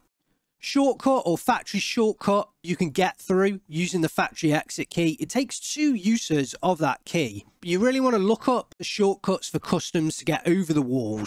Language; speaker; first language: English; native; English